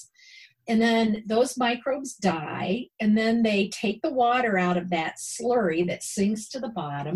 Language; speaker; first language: English; native; English